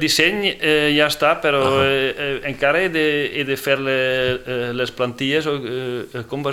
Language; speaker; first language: Catalan; non-native, fluent; Dutch